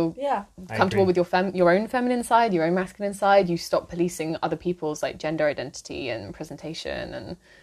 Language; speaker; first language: English; native; English